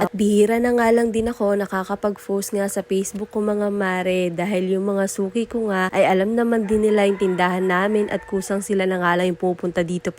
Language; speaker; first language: Filipino; native; Filipino